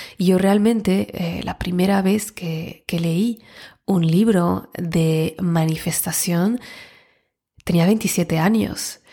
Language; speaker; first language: Spanish; non-native, fluent; French